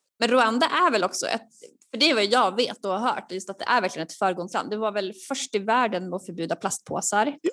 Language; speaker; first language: Swedish; native; Swedish